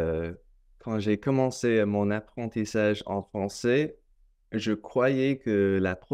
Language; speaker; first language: French; non-native, fluent; English